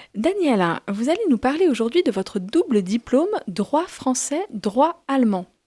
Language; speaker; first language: French; native; French